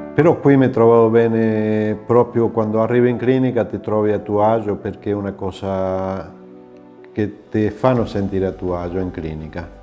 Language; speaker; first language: Italian; non-native, fluent; Spanish